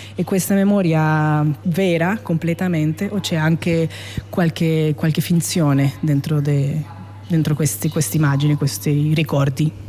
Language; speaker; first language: Italian; non-native, fluent; Spanish